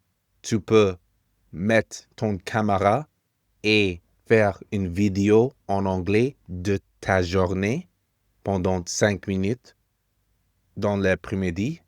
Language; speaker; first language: French; non-native, fluent; English